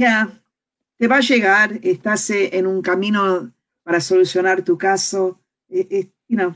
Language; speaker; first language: Spanish; early bilingual, heritage; Spanish